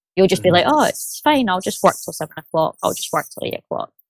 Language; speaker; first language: English; native; English